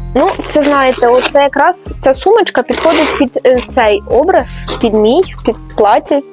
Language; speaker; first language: Ukrainian; non-native, local second language; Russian